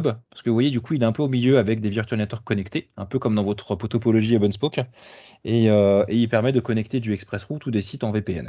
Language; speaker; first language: French; native; French